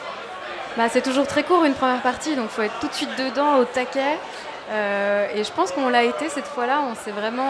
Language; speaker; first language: French; native; French